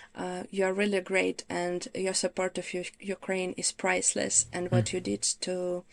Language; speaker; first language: English; non-native, fluent; Ukrainian